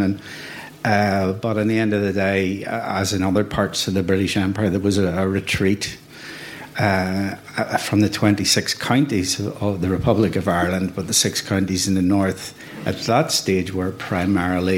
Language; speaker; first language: English; native; English